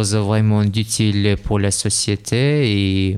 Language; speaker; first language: French; non-native, learner; Russian